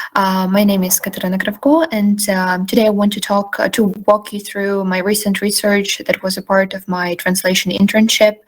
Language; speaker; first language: English; non-native, fluent; Ukrainian